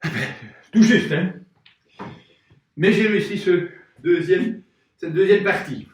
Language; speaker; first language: French; native; French